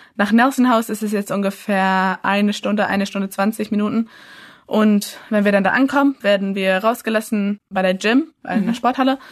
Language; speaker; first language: German; early bilingual, other home language; English